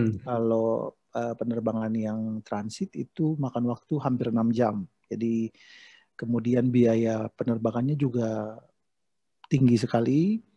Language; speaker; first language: Indonesian; native; Indonesian